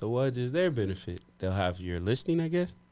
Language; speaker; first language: English; native; English